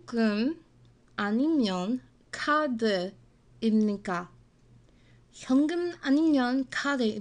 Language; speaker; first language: Korean; non-native, learner; English